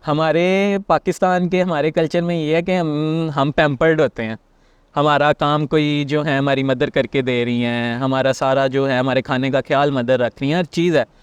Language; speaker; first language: Urdu; non-native, local second language; Punjabi